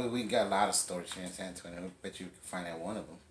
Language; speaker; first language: English; native; English